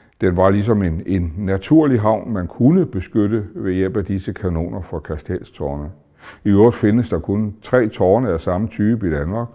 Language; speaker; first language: Danish; native; Danish